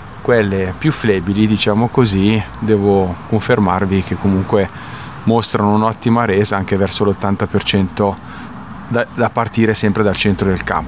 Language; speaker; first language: Italian; native; Italian